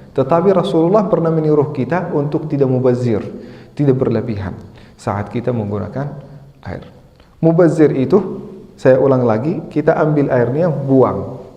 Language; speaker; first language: Indonesian; non-native, fluent; Arabic